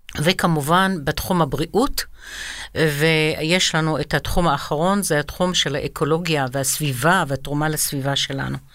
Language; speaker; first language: Hebrew; non-native, fluent; Arabic